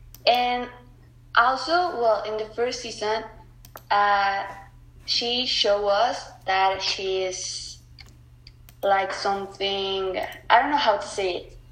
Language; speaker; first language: English; non-native, learner; Spanish